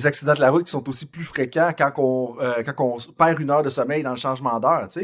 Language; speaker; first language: French; native; French